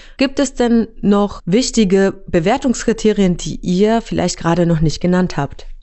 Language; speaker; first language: German; native; German